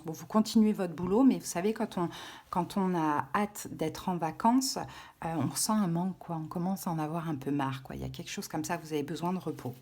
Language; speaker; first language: French; native; French